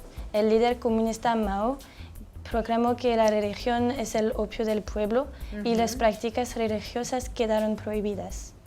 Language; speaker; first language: Spanish; non-native, fluent; French